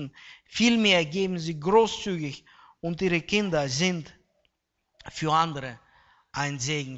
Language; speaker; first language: German; non-native, fluent; Russian